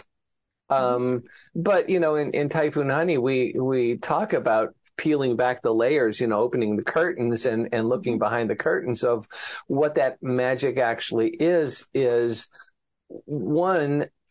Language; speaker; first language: English; native; English